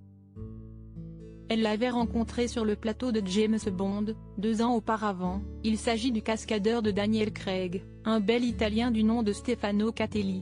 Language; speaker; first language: French; native; French